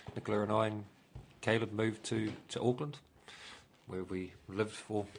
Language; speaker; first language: English; native; English